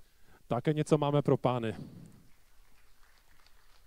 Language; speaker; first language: Czech; non-native, fluent; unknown